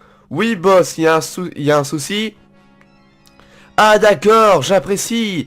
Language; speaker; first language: French; native; French